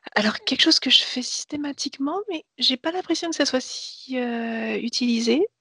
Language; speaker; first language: French; native; French